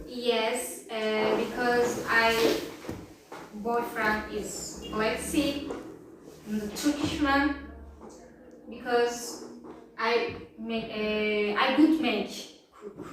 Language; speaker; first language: English; non-native, learner; Turkish